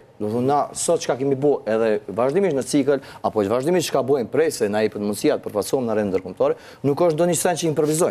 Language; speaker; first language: Albanian; native; Albanian